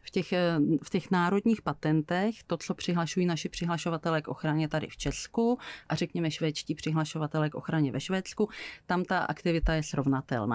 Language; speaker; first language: Czech; native; Czech